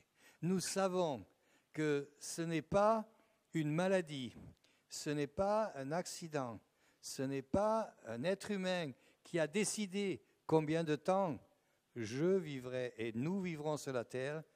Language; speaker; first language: French; native; French